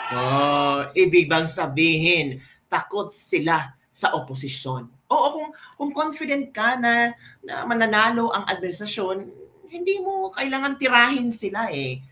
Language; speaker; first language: Filipino; native; Filipino